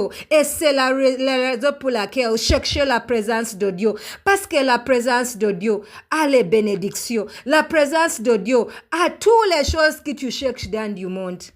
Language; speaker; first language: French; non-native, learner; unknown